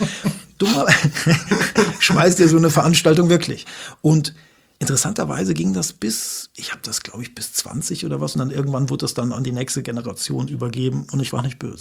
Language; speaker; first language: German; native; German